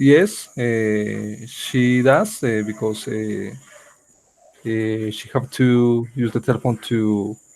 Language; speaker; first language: English; non-native, learner; Spanish